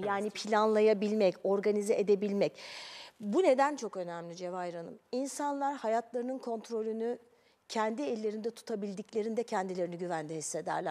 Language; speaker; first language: Turkish; native; Turkish